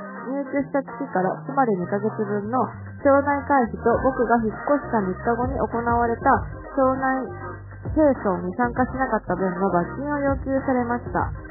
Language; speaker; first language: Japanese; native; Japanese